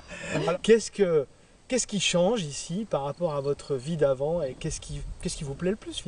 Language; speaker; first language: French; native; French